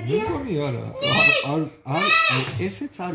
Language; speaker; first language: Georgian; non-native, learner; German